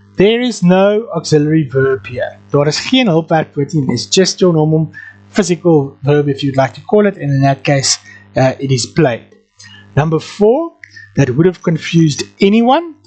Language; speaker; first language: English; non-native, local second language; Afrikaans